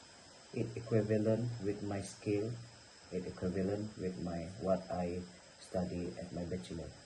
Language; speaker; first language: English; non-native, learner; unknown